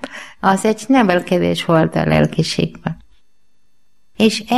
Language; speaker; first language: Hungarian; non-native, learner; Malayalam